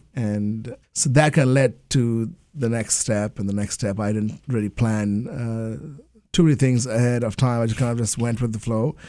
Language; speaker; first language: English; non-native, local second language; Bangla